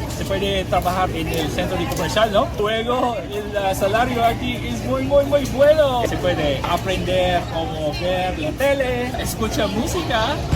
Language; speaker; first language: Spanish; non-native, learner; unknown